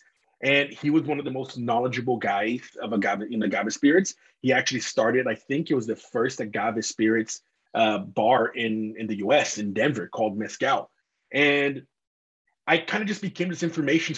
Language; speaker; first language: English; non-native, fluent; Portuguese